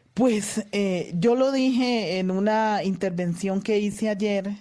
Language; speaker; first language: Spanish; native; Spanish